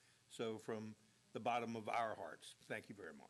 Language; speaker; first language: English; native; English